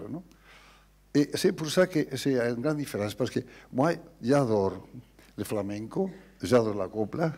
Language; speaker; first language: French; non-native, learner; Spanish